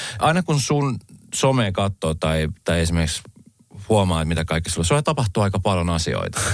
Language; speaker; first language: Finnish; native; Finnish